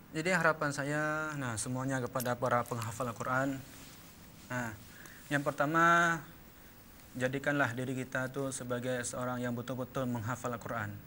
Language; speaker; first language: Malay; non-native, local second language; Achinese